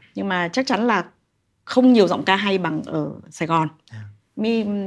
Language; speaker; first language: Vietnamese; native; Vietnamese